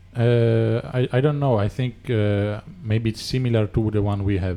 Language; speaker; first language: English; non-native, fluent; Italian